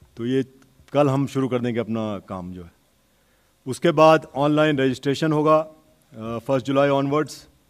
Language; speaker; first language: Hindi; native; Hindi